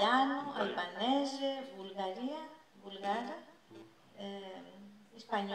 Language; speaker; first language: Italian; non-native, learner; Greek